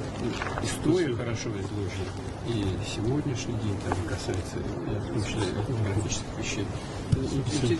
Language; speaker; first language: Russian; native; Russian